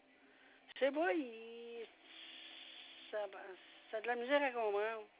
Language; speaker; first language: French; native; French